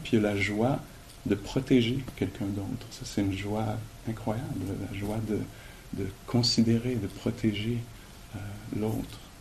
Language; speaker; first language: French; native; French